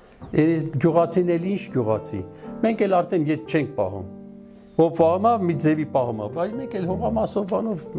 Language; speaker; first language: Armenian; non-native, local second language; Kurdish